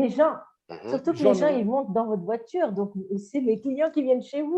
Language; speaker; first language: French; native; French